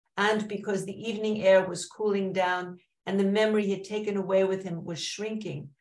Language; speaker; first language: English; native; English